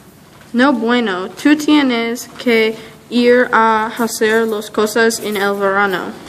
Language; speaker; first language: Spanish; non-native, learner; English